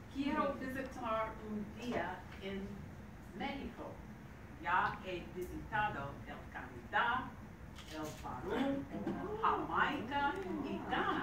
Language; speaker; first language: Spanish; non-native, learner; English